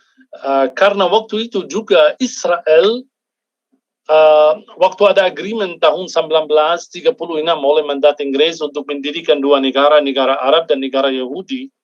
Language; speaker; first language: Indonesian; non-native, fluent; Arabic